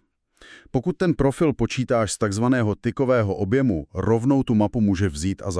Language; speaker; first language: Czech; native; Czech